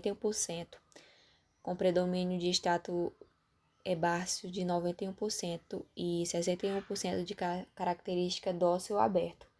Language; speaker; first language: Portuguese; native; Portuguese